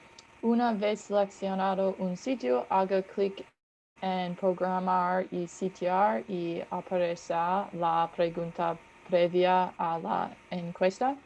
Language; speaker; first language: Spanish; non-native, learner; English